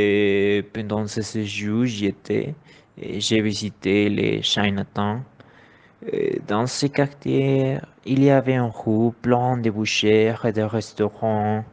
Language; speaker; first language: French; non-native, learner; Spanish